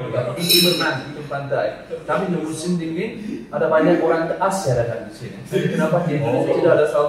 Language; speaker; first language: Indonesian; non-native, learner; Turkish